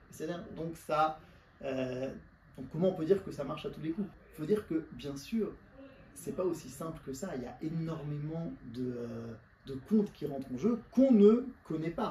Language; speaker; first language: French; native; French